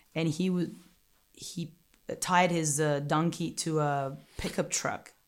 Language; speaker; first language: English; non-native, fluent; Greek